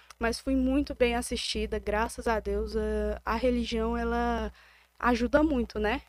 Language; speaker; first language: Portuguese; native; Portuguese